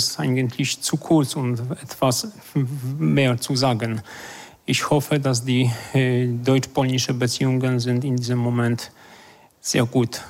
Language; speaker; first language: German; non-native, fluent; Polish